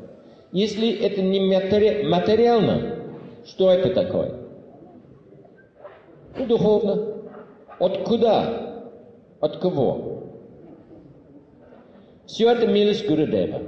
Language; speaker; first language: Russian; non-native, fluent; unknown